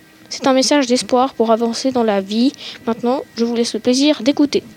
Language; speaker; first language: French; native; French